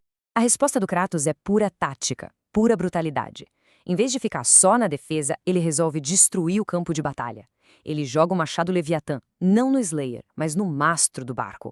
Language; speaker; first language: Portuguese; native; Portuguese